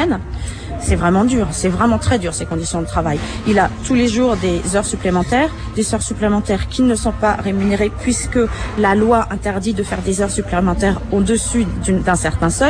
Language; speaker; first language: French; native; French